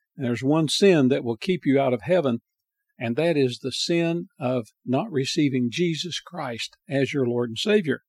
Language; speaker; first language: English; native; English